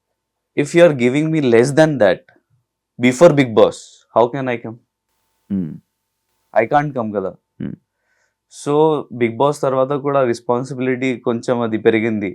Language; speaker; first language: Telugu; non-native, learner; Hindi